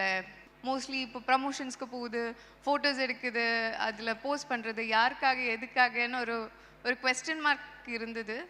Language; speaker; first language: Tamil; non-native, local second language; Malayalam